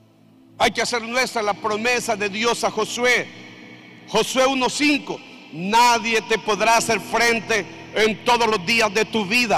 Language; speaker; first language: Spanish; native; Spanish